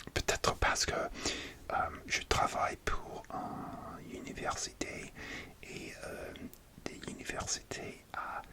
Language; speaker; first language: French; non-native, learner; English